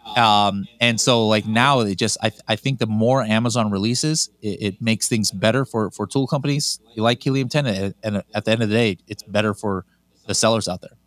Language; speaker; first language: English; native; English